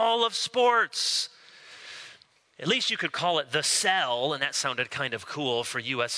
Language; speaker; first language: English; native; English